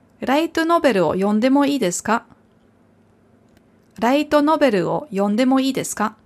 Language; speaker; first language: Japanese; non-native, fluent; German